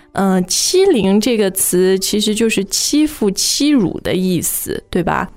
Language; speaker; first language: Chinese; native; Chinese